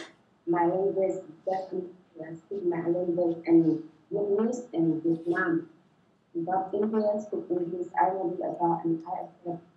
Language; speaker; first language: English; non-native, learner; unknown